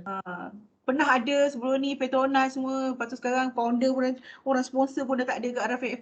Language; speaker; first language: Malay; native; Malay